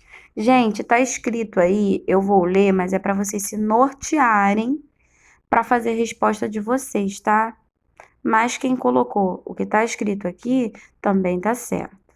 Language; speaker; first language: Portuguese; native; Portuguese